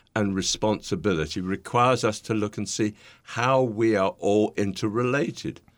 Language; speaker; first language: English; native; English